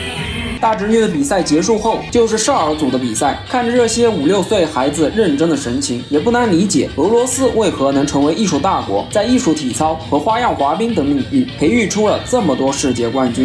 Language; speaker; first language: Chinese; native; Chinese